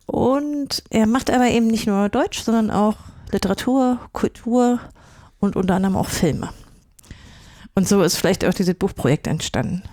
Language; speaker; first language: German; native; German